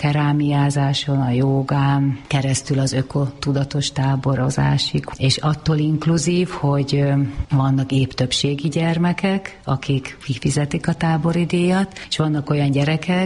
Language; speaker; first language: Hungarian; native; Hungarian